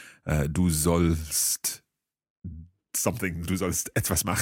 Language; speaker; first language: German; non-native, learner; English